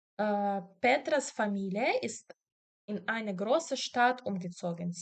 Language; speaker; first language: German; non-native, learner; Ukrainian